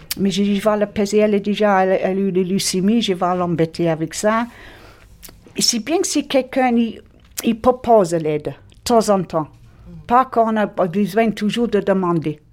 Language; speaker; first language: French; non-native, fluent; English